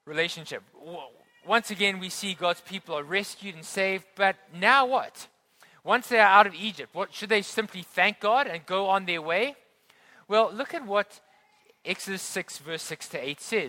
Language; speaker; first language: English; native; English